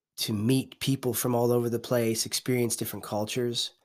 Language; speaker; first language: English; native; English